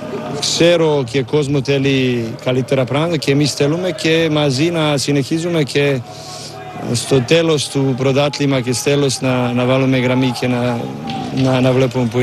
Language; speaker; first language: Greek; non-native, learner; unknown